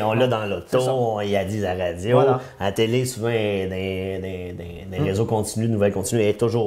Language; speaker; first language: French; native; French